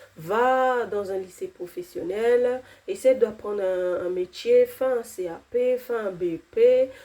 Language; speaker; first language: French; non-native, local second language; Haitian Creole